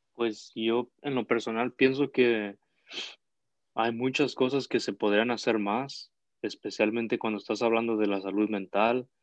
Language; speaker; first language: Spanish; early bilingual, heritage; Spanish